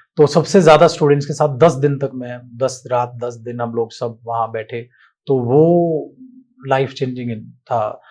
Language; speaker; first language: Hindi; native; Hindi